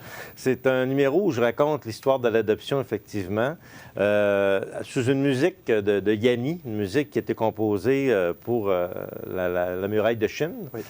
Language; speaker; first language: French; native; French